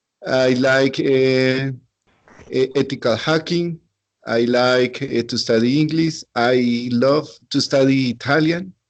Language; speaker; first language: English; non-native, learner; Spanish